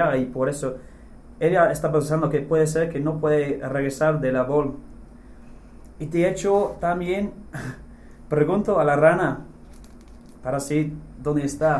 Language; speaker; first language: Spanish; non-native, fluent; English